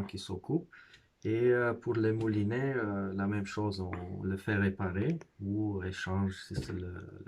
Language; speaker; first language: French; non-native, fluent; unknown